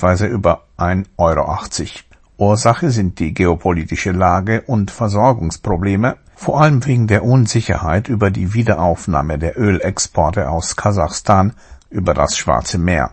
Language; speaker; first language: German; native; German